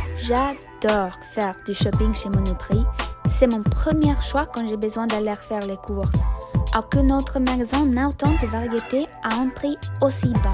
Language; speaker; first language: French; non-native, learner; English